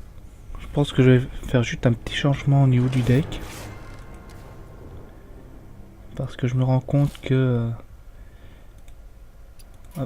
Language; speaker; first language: French; native; French